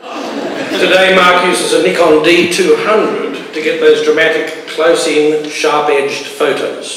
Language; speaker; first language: English; native; English